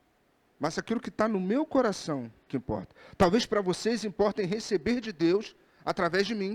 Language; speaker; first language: Portuguese; native; Portuguese